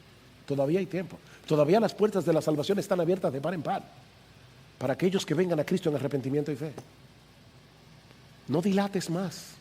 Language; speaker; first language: Spanish; native; Spanish